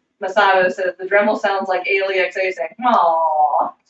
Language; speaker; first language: English; native; English